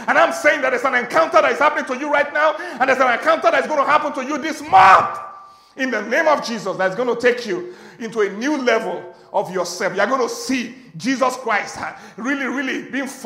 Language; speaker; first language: English; non-native, local second language; Yoruba